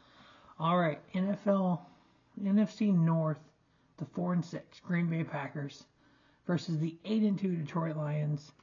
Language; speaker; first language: English; native; English